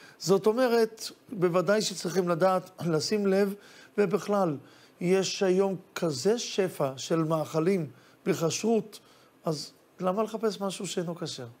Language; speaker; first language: Hebrew; native; Hebrew